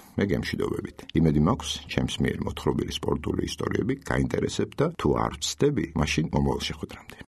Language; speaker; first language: Georgian; native; Georgian